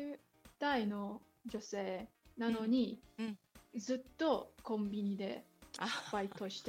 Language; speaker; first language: Japanese; non-native, learner; English